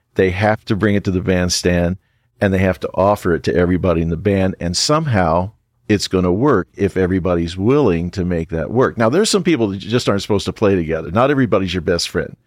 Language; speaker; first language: English; native; English